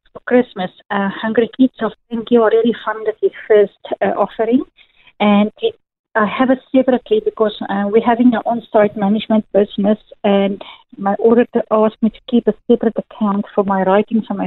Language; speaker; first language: English; non-native, local second language; Afrikaans